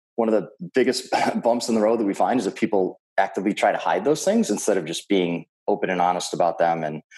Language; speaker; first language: English; native; English